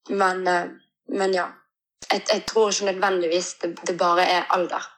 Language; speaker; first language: Norwegian; early bilingual, other home language; Portuguese